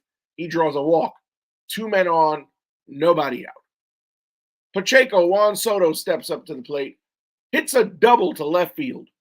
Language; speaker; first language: English; native; English